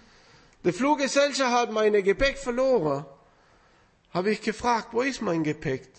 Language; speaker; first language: German; non-native, fluent; Spanish